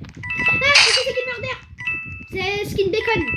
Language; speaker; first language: French; native; French